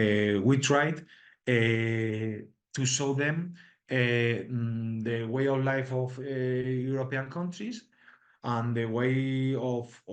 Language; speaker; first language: English; non-native, learner; Spanish